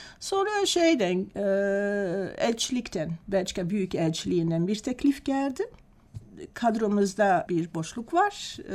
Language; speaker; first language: Turkish; non-native, fluent; Dutch